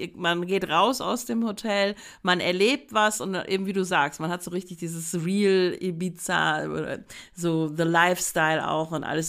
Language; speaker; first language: German; native; German